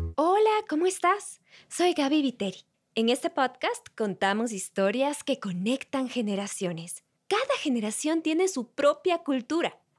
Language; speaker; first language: Spanish; native; Spanish